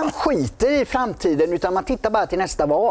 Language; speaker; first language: Swedish; native; Swedish